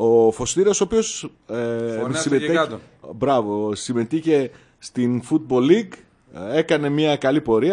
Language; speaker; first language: Greek; native; Greek